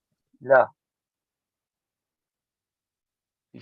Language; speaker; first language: Arabic; non-native, learner; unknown